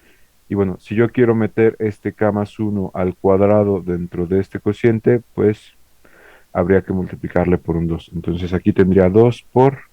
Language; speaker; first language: Spanish; native; Spanish